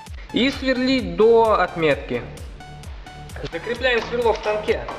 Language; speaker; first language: Russian; native; Russian